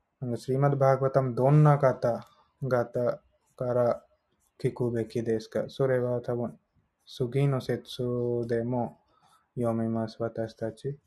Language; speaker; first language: Japanese; non-native, learner; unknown